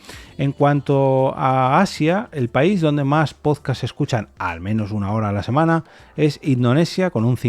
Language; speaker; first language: Spanish; native; Spanish